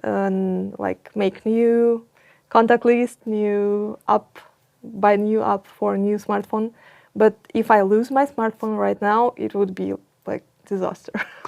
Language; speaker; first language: English; non-native, fluent; Russian